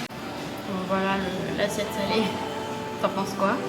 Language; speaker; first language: French; native; French